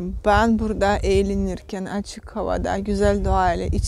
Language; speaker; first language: Turkish; non-native, fluent; Russian